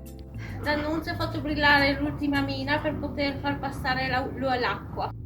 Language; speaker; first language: Italian; native; Italian